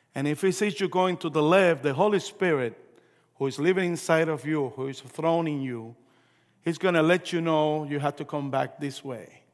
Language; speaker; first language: English; early bilingual, other home language; Spanish